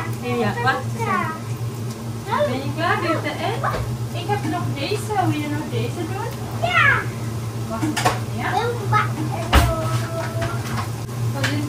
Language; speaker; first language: Dutch; non-native, learner; Indonesian